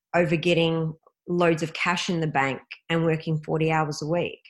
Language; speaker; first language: English; native; English